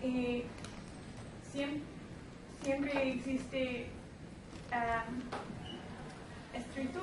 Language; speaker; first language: Spanish; non-native, learner; English